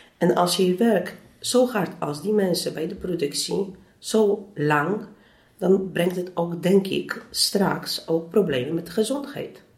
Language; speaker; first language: Dutch; non-native, fluent; Polish